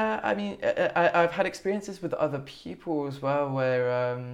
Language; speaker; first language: English; native; English